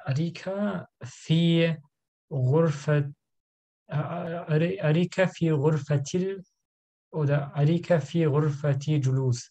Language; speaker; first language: Arabic; non-native, learner; German